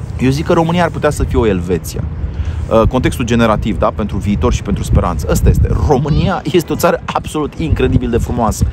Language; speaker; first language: Romanian; native; Romanian